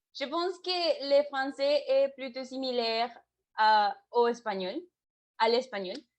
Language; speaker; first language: French; non-native, learner; Spanish